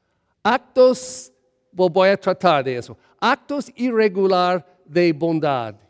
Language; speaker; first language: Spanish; early bilingual, heritage; English